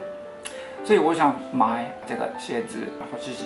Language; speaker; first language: Chinese; non-native, fluent; Japanese